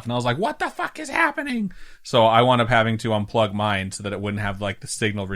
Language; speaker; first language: English; native; English